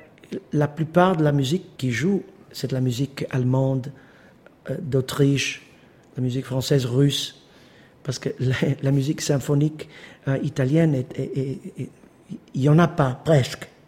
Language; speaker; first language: French; non-native, fluent; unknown